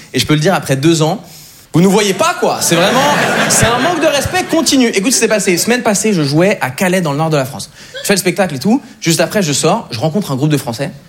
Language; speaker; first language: French; native; French